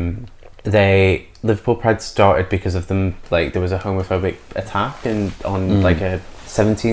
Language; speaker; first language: English; native; English